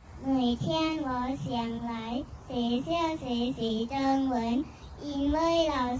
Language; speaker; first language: Chinese; non-native, learner; Thai